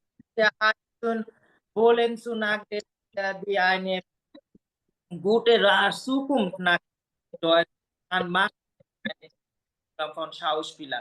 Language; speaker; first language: German; non-native, learner; Bangla